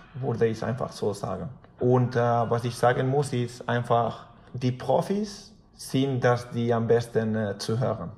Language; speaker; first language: German; non-native, fluent; Spanish